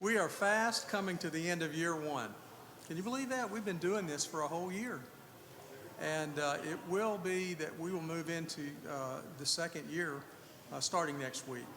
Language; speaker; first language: English; native; English